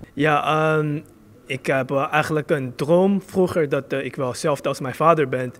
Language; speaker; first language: Dutch; early bilingual, other home language; Chinese